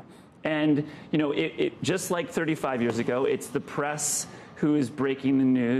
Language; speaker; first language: English; native; English